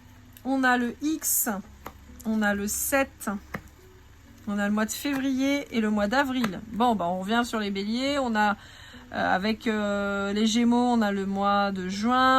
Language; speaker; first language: French; native; French